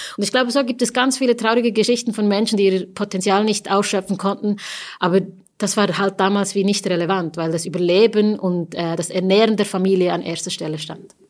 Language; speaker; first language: German; early bilingual, other home language; Tamil